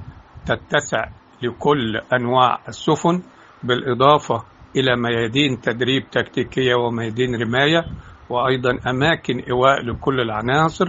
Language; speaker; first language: Arabic; native; Arabic